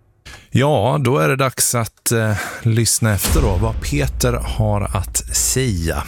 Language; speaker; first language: Swedish; native; Swedish